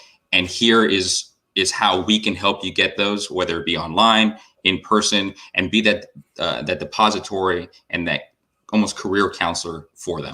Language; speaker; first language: English; native; English